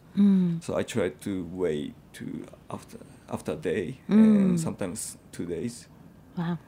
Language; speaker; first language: English; non-native, fluent; Japanese